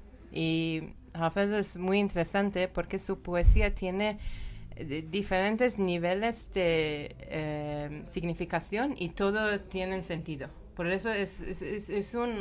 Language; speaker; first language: Spanish; non-native, learner; Persian